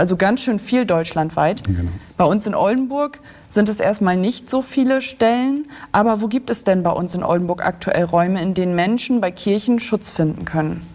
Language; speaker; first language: German; native; German